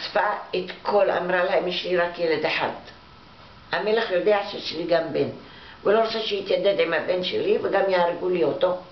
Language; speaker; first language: Hebrew; non-native, fluent; Arabic